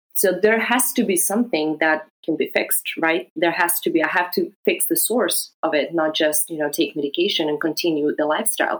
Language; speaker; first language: English; non-native, fluent; Greek